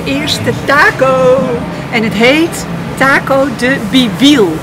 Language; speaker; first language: Dutch; native; Dutch